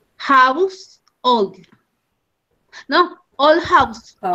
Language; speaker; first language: English; non-native, learner; Spanish